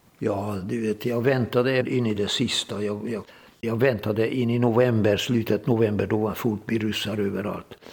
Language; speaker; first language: Swedish; non-native, fluent; Hungarian